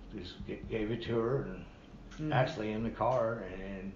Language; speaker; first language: English; native; English